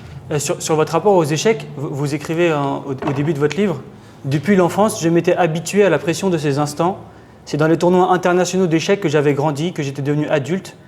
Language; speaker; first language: French; native; French